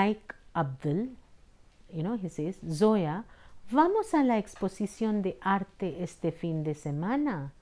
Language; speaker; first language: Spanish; non-native, fluent; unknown